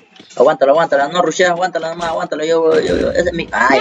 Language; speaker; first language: Spanish; native; Spanish